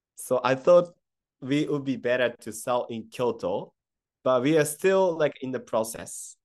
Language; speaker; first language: English; non-native, fluent; Japanese